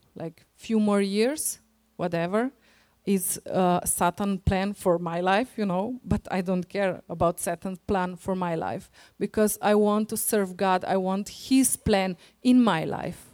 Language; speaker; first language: English; non-native, fluent; Slovenian